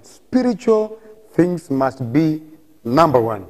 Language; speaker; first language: English; non-native, local second language; Swahili